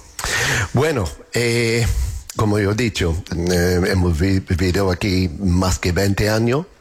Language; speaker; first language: Spanish; non-native, learner; English